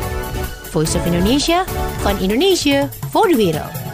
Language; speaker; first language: Dutch; non-native, fluent; Indonesian